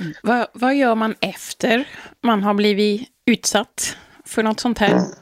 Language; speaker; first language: Swedish; native; Swedish